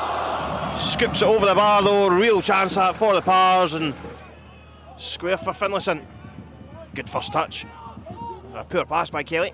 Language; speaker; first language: English; native; English